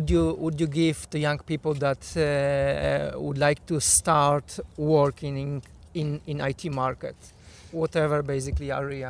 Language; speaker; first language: English; non-native, fluent; Polish